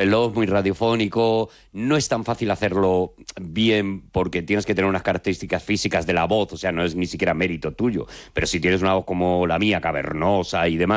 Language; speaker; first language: Spanish; native; Spanish